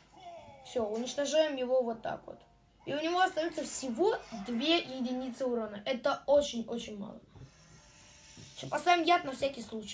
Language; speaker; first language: Russian; native; Russian